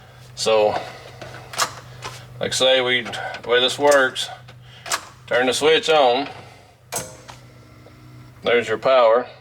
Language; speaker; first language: English; native; English